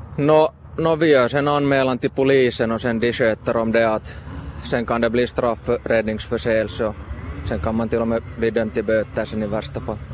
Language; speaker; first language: Swedish; native; Swedish